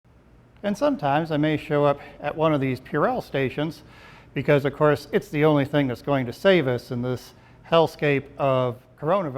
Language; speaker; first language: English; native; English